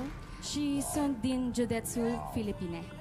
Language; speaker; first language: Romanian; non-native, learner; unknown